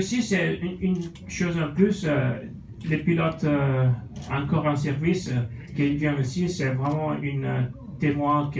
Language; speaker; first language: French; non-native, fluent; Italian